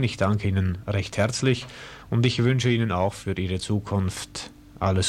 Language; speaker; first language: German; native; German